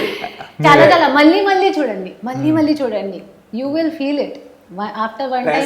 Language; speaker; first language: Telugu; non-native, learner; Hindi